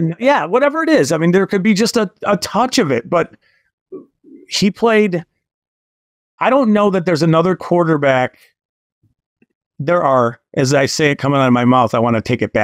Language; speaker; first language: English; native; English